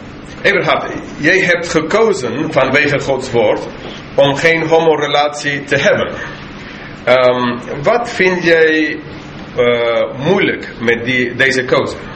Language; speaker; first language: Dutch; non-native, fluent; English